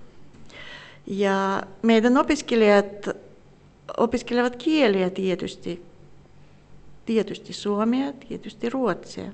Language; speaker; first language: Finnish; non-native, fluent; Russian